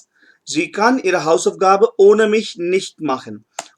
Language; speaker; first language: German; non-native, fluent; Hindi